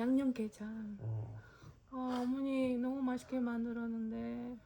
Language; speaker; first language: Korean; non-native, fluent; Spanish